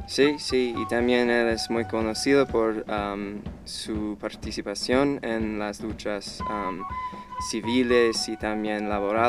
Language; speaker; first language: Spanish; non-native, fluent; English